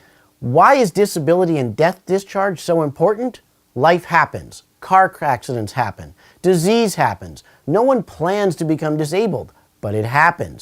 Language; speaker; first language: English; native; English